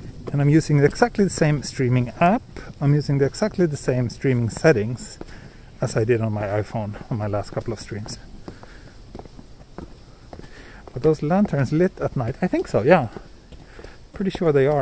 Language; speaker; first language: English; non-native, fluent; Swedish